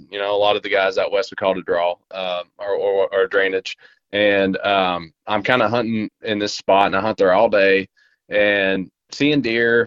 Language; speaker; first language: English; native; English